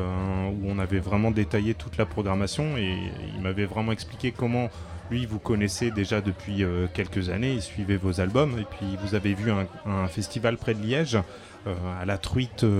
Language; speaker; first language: French; native; French